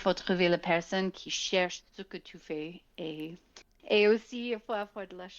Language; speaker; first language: French; non-native, fluent; English